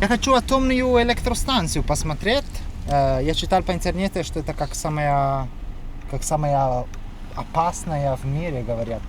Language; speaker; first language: Russian; non-native, learner; Italian